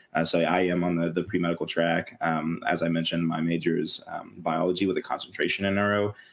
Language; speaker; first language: English; native; English